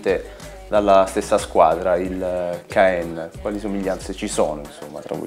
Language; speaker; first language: Italian; native; Italian